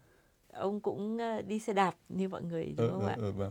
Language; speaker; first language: Vietnamese; native; Vietnamese